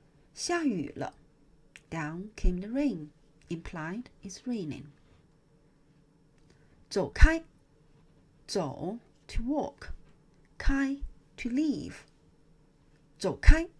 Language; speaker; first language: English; non-native, fluent; Chinese